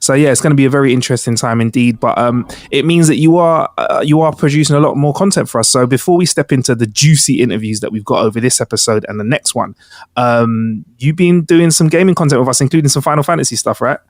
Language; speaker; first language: English; native; English